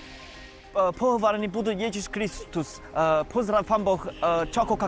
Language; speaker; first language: Slovak; non-native, learner; Chinese